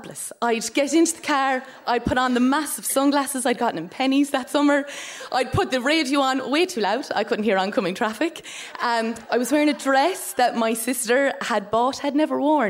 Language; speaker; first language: English; native; English